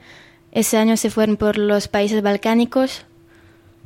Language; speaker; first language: Spanish; non-native, fluent; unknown